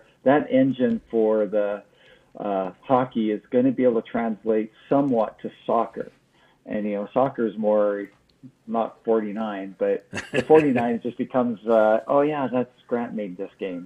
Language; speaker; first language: English; native; English